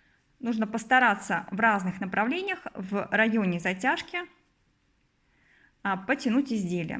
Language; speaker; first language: Russian; native; Russian